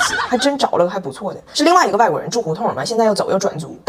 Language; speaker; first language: Chinese; native; Chinese